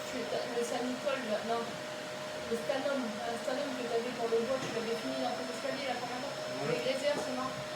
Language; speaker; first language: French; native; French